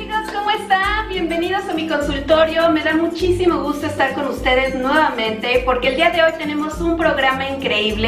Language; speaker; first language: Spanish; native; Spanish